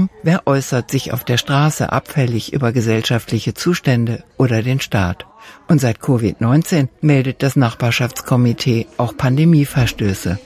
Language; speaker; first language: German; native; German